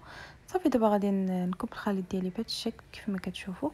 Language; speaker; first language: Arabic; native; Arabic